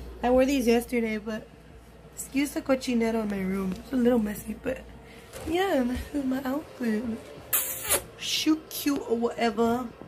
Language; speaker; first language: English; early bilingual, other home language; Spanish